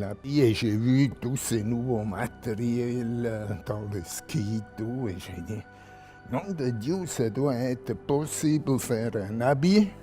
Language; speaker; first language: French; non-native, local second language; German